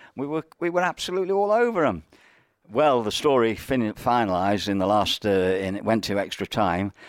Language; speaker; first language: English; native; English